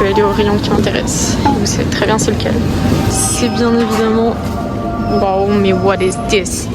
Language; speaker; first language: French; native; French